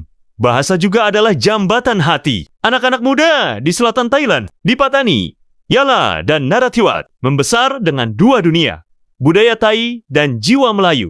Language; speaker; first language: Malay; native; Malay